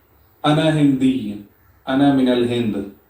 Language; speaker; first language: Arabic; non-native, learner; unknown